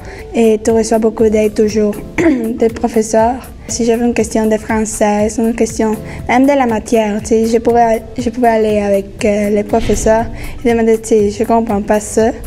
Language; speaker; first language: French; non-native, fluent; Spanish